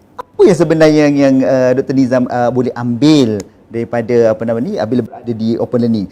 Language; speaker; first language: Malay; native; Malay